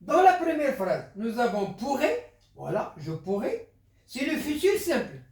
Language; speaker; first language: French; non-native, local second language; Arabic